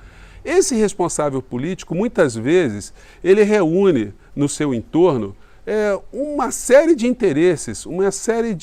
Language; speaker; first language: Portuguese; native; Portuguese